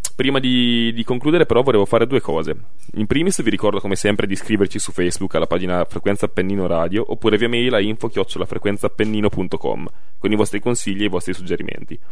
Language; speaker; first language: Italian; native; Italian